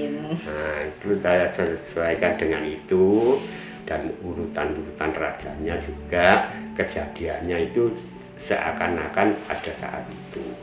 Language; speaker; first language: Indonesian; non-native, local second language; Javanese